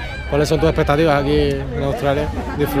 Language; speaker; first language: Spanish; native; Spanish